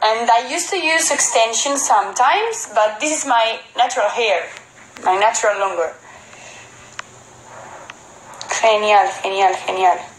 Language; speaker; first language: English; non-native, fluent; Spanish